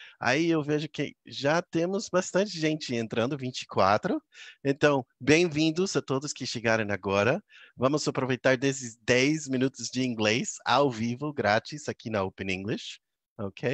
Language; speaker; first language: Portuguese; non-native, fluent; English